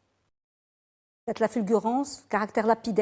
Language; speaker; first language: French; non-native, local second language; Arabic